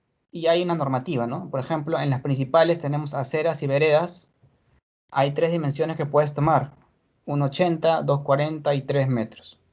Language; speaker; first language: Spanish; native; Spanish